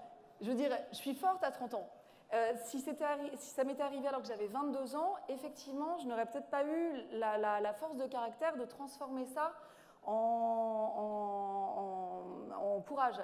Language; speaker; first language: French; native; French